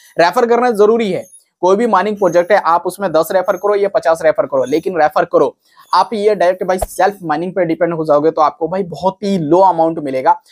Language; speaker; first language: Hindi; native; Hindi